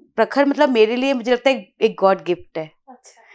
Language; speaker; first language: Hindi; native; Hindi